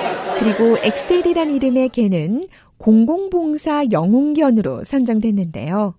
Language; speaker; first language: Korean; native; Korean